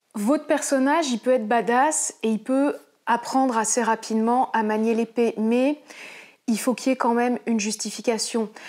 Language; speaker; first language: French; native; French